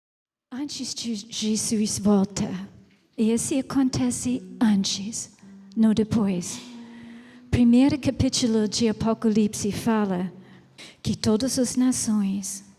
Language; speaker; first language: Portuguese; non-native, fluent; English